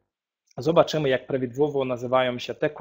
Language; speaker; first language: Polish; non-native, fluent; Russian